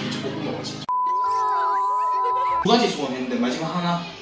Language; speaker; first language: Korean; native; Korean